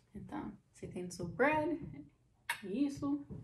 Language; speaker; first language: Portuguese; non-native, fluent; English